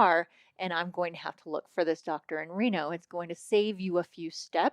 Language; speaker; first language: English; native; English